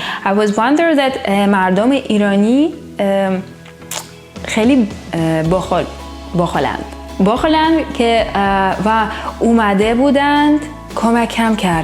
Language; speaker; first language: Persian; non-native, learner; Russian